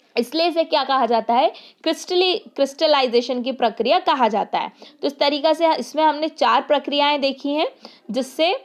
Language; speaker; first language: Hindi; native; Hindi